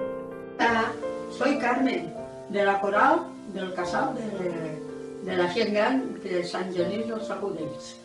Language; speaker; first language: Catalan; non-native, local second language; Spanish